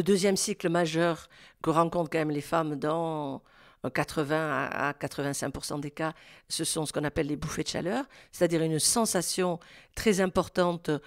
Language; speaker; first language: French; native; French